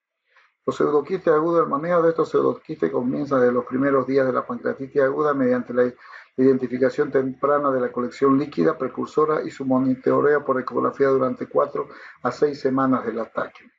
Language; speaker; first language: Spanish; native; Spanish